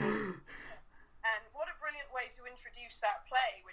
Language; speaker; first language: English; native; English